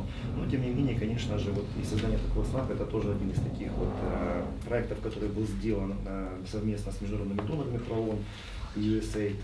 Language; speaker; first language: Russian; native; Russian